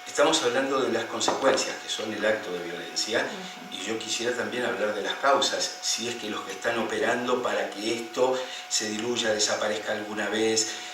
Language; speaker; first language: Spanish; native; Spanish